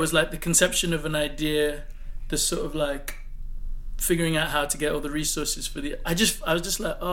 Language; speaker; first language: English; non-native, local second language; Yoruba